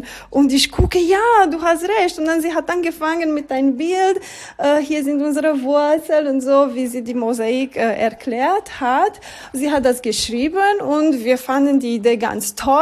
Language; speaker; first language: German; non-native, learner; Romanian